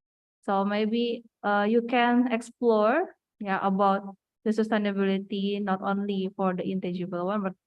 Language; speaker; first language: English; non-native, fluent; Indonesian